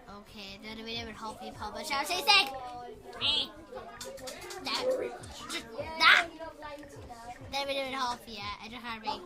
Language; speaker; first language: Welsh; non-native, local second language; English